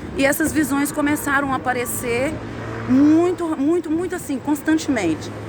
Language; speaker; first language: Portuguese; native; Portuguese